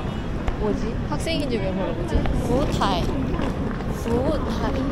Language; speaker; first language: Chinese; non-native, learner; Korean